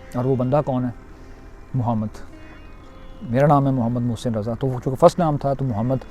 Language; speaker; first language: Urdu; non-native, local second language; Punjabi